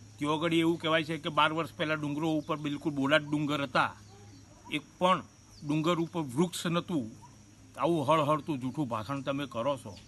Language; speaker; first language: Gujarati; native; Gujarati